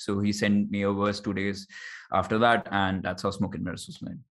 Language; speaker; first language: English; non-native, local second language; Hindi